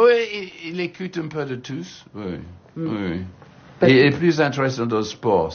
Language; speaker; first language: French; non-native, learner; English